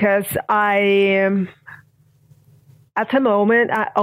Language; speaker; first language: English; non-native, fluent; Russian